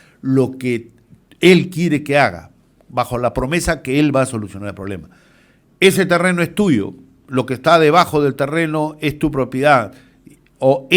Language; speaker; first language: Spanish; native; Spanish